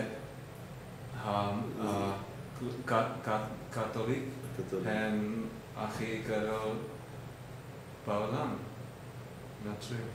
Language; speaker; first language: Hebrew; non-native, learner; Finnish